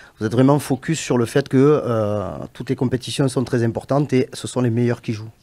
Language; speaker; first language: French; native; French